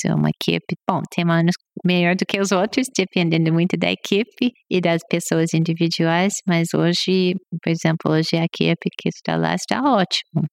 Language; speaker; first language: Portuguese; non-native, fluent; English